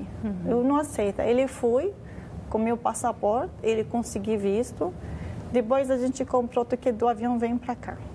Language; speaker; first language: Portuguese; non-native, learner; Arabic